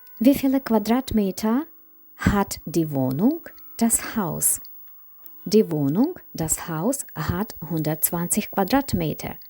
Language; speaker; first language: German; non-native, fluent; Ukrainian